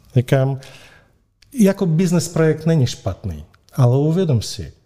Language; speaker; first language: Czech; non-native, fluent; Russian